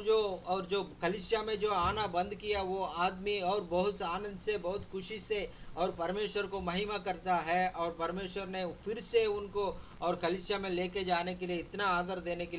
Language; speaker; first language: Hindi; non-native, local second language; Telugu